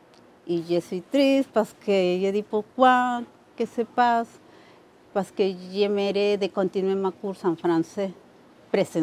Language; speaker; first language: French; non-native, learner; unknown